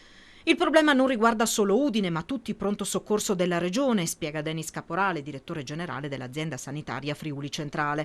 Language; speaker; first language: Italian; native; Italian